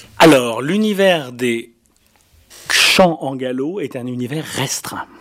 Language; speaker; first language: French; native; French